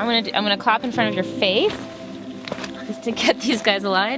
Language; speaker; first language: English; native; English